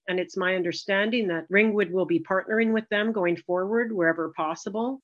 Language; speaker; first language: English; native; English